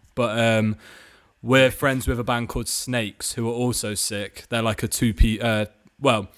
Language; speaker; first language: English; native; English